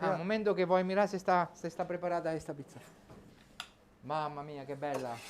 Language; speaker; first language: Spanish; non-native, learner; Italian